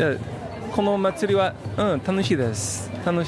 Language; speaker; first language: Japanese; non-native, learner; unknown